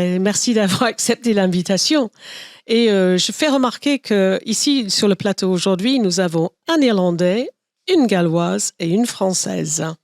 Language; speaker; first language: French; non-native, fluent; English